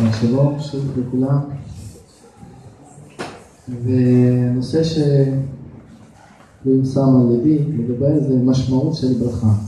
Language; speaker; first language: Hebrew; non-native, fluent; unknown